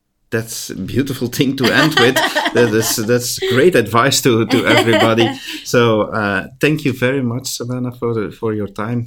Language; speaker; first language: English; non-native, fluent; Dutch